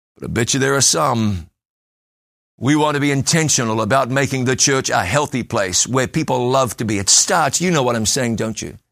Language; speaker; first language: English; native; English